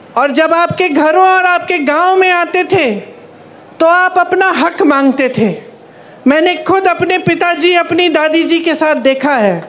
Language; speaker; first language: Hindi; native; Hindi